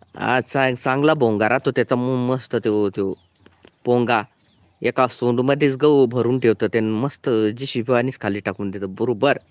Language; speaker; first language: Hindi; non-native, local second language; Marathi